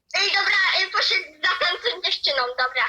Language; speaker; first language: Polish; native; Polish